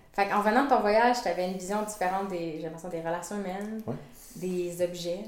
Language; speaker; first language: French; native; French